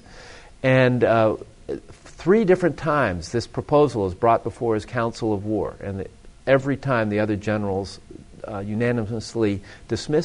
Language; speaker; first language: English; native; English